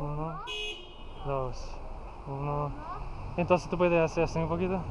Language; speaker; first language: Spanish; non-native, learner; English